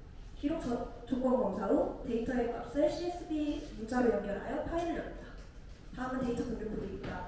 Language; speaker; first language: Korean; native; Korean